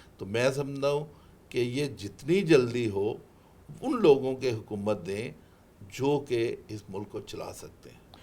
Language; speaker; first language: Urdu; non-native, local second language; Punjabi